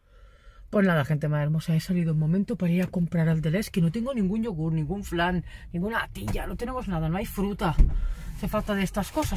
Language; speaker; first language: Spanish; native; Spanish